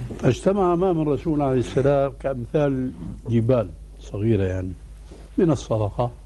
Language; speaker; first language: Arabic; early bilingual, other home language; Albanian